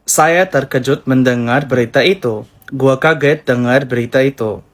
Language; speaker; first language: Indonesian; non-native, fluent; English